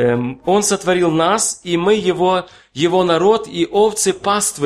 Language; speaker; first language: Polish; non-native, learner; Russian